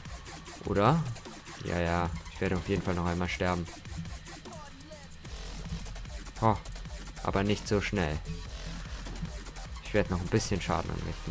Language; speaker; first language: German; native; German